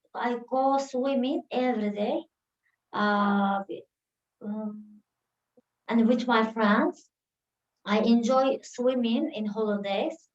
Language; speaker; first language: English; non-native, learner; Turkish